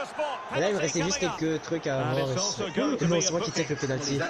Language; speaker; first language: French; native; French